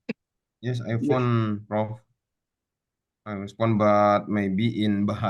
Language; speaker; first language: English; non-native, learner; Indonesian